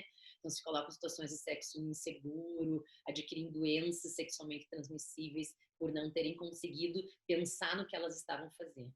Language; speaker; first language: Portuguese; native; Portuguese